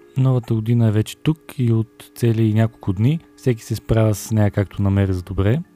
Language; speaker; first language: Bulgarian; native; Bulgarian